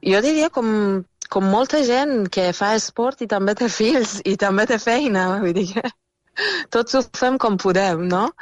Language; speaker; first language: Catalan; non-native, fluent; Persian